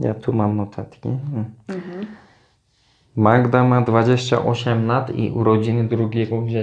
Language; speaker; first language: Polish; non-native, learner; Turkish